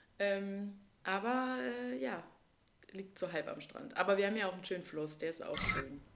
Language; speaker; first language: German; native; German